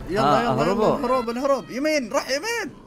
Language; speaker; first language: Arabic; native; Arabic